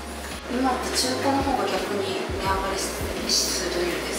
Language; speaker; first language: Japanese; native; Japanese